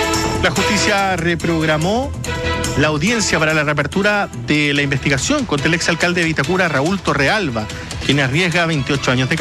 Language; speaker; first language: Spanish; native; Spanish